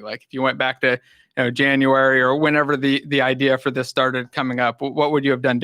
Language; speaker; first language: English; native; English